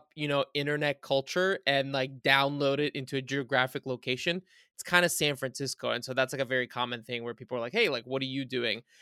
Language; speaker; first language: English; early bilingual, other home language; Bulgarian